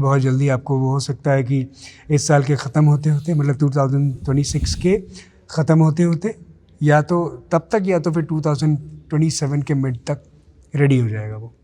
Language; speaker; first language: Hindi; native; Hindi